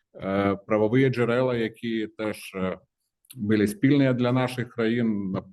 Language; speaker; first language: Ukrainian; non-native, fluent; Lithuanian